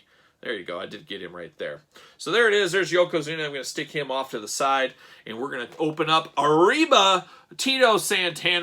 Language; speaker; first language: English; native; English